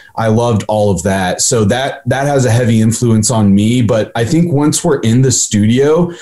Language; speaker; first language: English; native; English